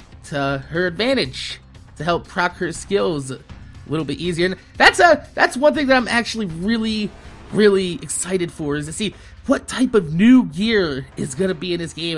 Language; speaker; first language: English; native; English